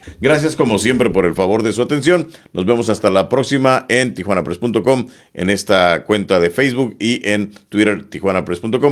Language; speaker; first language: Spanish; native; Spanish